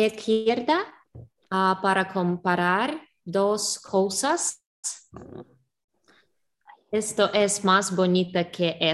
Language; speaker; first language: Spanish; non-native, learner; English